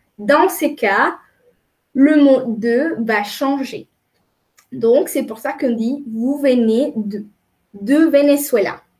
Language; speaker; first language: French; non-native, fluent; Spanish